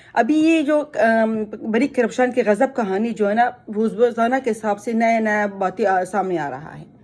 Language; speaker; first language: Urdu; non-native, fluent; Pashto